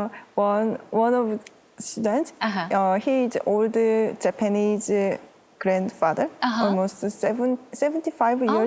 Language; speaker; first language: English; non-native, learner; Korean